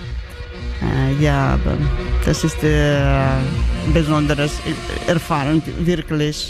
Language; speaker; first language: German; non-native, learner; Georgian